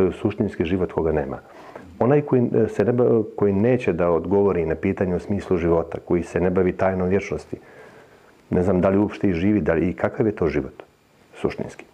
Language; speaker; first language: Serbian; native; Serbian